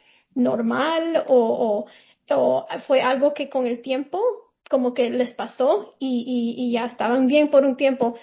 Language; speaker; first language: Spanish; early bilingual, heritage; Spanish